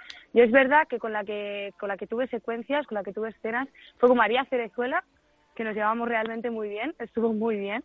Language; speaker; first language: Spanish; native; Spanish